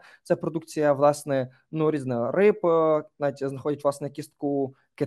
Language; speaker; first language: Ukrainian; native; Ukrainian